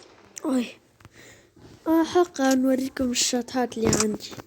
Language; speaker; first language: Arabic; native; Arabic